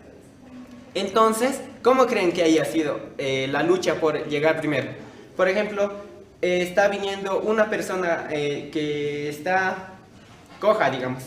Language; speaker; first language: Spanish; native; Spanish